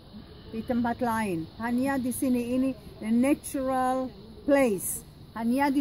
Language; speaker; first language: Indonesian; non-native, fluent; Hebrew